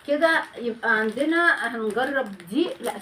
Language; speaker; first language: Arabic; native; Arabic